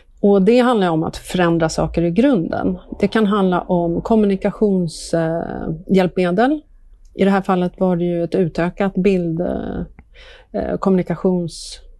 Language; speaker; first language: Swedish; native; Swedish